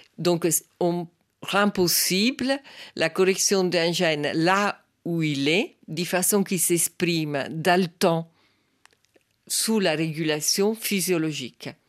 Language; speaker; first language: French; non-native, fluent; Italian